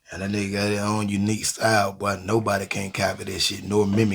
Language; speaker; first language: English; native; English